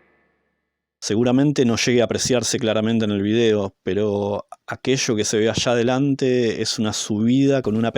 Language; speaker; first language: Spanish; native; Spanish